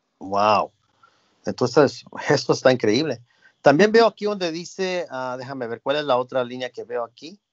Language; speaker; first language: Spanish; early bilingual, heritage; Spanish